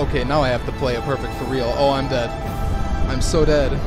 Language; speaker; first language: English; native; English